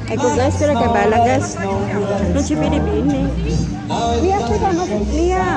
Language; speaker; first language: Italian; non-native, learner; Filipino